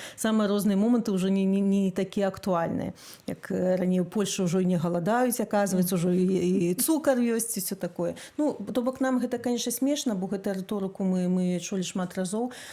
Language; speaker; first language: Belarusian; non-native, local second language; Russian